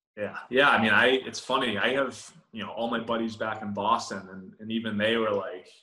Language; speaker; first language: English; native; English